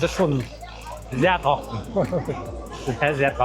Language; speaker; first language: German; native; German